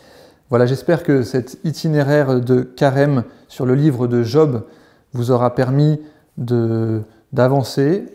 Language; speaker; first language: French; native; French